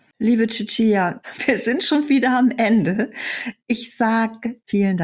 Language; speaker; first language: German; native; German